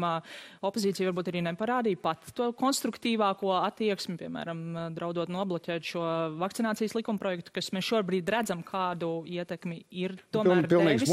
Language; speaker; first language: Latvian; native; Latvian